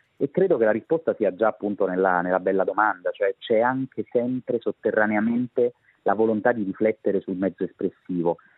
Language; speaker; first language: Italian; native; Italian